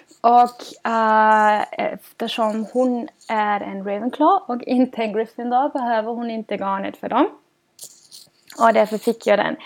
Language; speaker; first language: Swedish; non-native, fluent; German